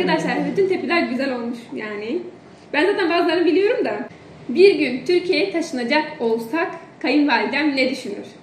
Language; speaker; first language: Turkish; non-native, fluent; Indonesian